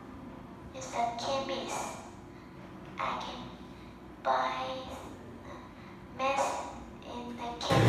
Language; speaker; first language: English; non-native, learner; Vietnamese